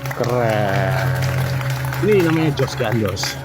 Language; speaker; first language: Indonesian; native; Indonesian